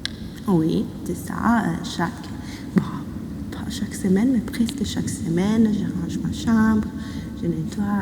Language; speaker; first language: French; non-native, fluent; Italian